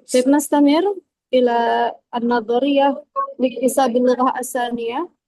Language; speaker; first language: Arabic; non-native, learner; Indonesian